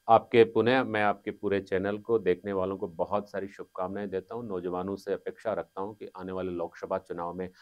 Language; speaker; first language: Hindi; native; Hindi